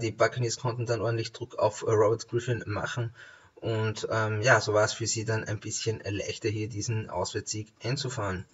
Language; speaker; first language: German; native; German